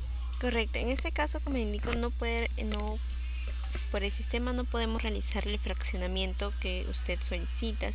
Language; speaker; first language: Spanish; native; Spanish